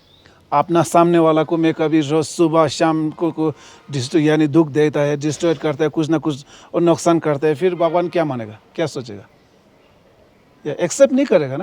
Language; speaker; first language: Hindi; non-native, local second language; Ladakhi